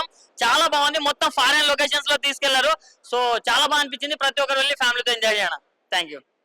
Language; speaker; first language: Telugu; native; Telugu